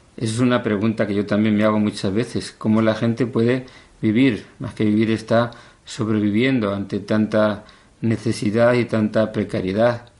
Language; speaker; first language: Spanish; native; Spanish